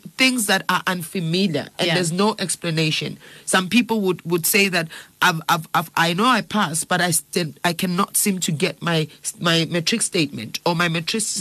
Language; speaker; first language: English; non-native, local second language; Zulu